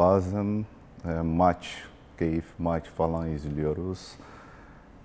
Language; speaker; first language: Turkish; non-native, learner; Portuguese